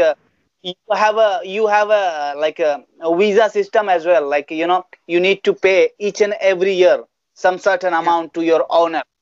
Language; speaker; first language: English; non-native, fluent; Bangla